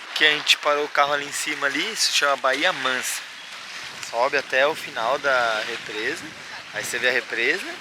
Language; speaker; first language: Portuguese; native; Portuguese